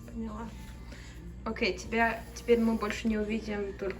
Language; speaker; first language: Russian; early bilingual, heritage; Russian